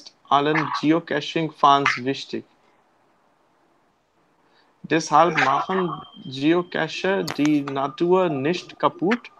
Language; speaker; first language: German; non-native, learner; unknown